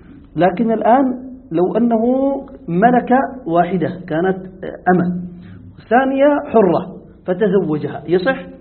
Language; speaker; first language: Arabic; native; Arabic